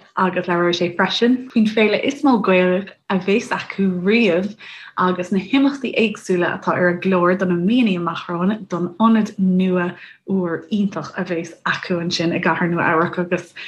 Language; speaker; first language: Irish; native; Irish